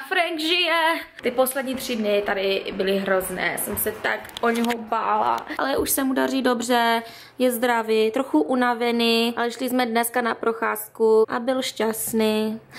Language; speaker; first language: Czech; early bilingual, heritage; Czech